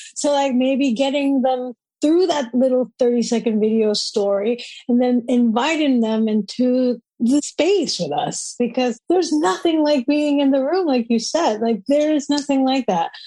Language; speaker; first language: English; non-native, fluent; Spanish